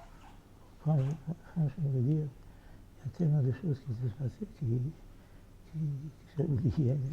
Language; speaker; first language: French; non-native, fluent; Yiddish